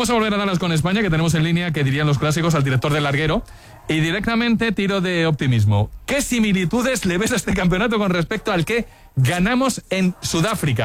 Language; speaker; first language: Spanish; native; Spanish